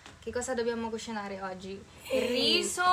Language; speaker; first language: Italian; non-native, fluent; Filipino